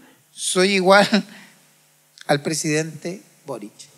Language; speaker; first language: Spanish; native; Spanish